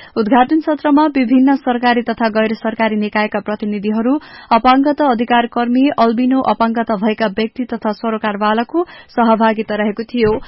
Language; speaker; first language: Nepali; native; Nepali